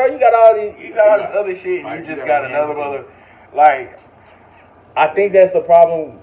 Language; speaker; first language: English; native; English